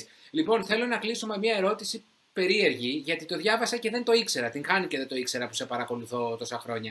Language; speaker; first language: Greek; native; Greek